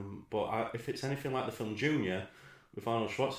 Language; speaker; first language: English; native; English